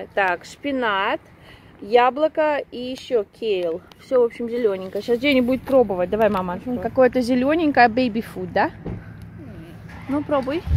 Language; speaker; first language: Russian; native; Russian